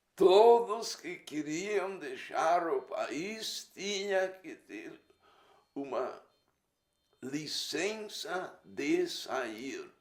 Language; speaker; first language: Portuguese; early bilingual, other home language; Low German